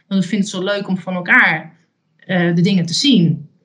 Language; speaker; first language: Dutch; native; Dutch